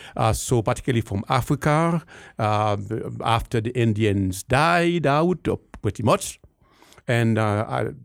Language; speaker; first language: English; non-native, fluent; Haitian Creole